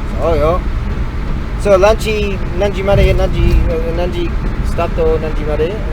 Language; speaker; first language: Japanese; non-native, learner; English